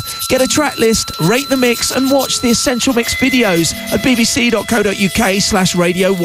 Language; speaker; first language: English; native; English